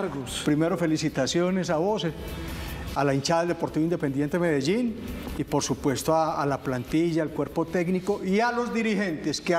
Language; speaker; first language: Spanish; native; Spanish